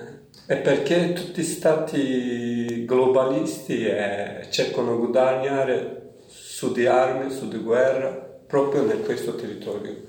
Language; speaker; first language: Italian; non-native, learner; Kurdish